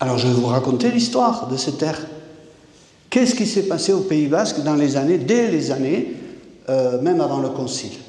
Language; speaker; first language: French; native; French